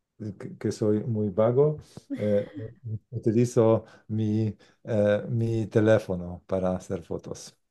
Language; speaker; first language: Spanish; non-native, learner; Polish